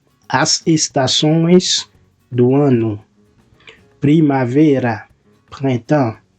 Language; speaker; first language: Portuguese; non-native, fluent; Haitian Creole